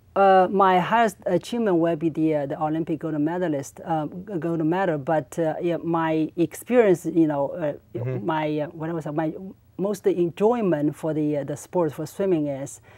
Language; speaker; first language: English; non-native, learner; Chinese